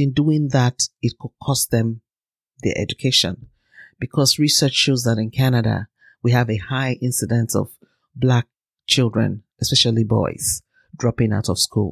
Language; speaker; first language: English; non-native, local second language; Yoruba